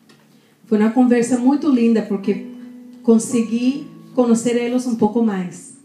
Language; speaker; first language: Portuguese; non-native, fluent; Spanish